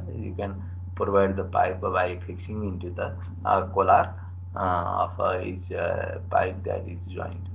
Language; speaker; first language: English; non-native, local second language; Nepali